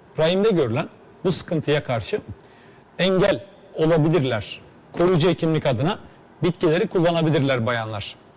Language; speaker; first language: Turkish; native; Turkish